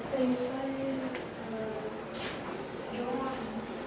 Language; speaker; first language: Arabic; non-native, learner; Russian